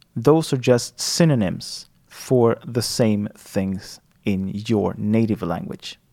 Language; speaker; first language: English; non-native, fluent; Swedish